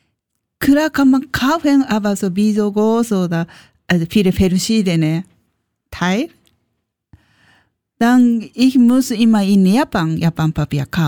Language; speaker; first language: German; non-native, learner; Japanese